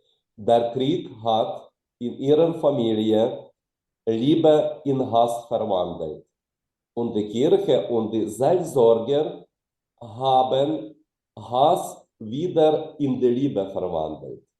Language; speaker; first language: German; non-native, fluent; Ukrainian